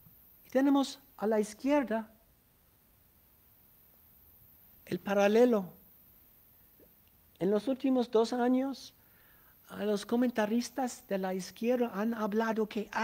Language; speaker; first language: Spanish; non-native, fluent; English